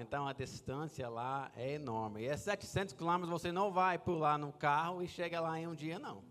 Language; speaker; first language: Portuguese; non-native, fluent; English